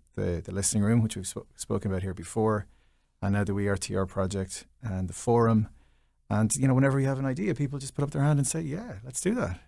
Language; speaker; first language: English; native; English